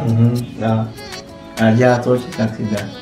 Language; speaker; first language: Russian; non-native, learner; Spanish